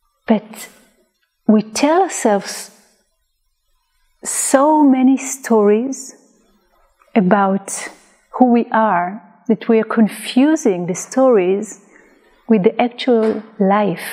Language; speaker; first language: English; non-native, fluent; Hebrew